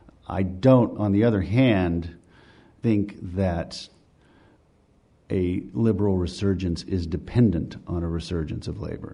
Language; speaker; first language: English; native; English